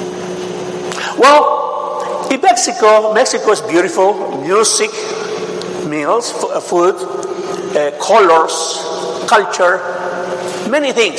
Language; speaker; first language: English; non-native, fluent; Spanish